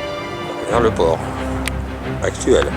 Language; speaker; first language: French; native; French